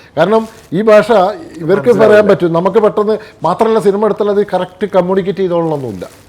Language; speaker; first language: Malayalam; native; Malayalam